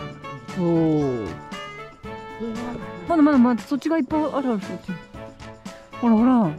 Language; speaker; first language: Japanese; native; Japanese